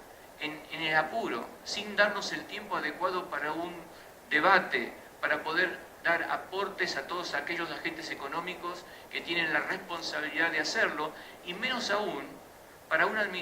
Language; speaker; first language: Spanish; native; Spanish